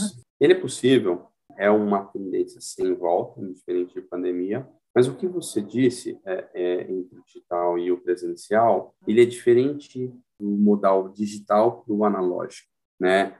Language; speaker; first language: Portuguese; native; Portuguese